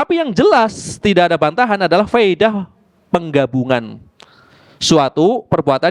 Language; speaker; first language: Indonesian; native; Indonesian